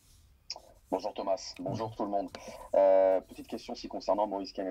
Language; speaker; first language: French; native; French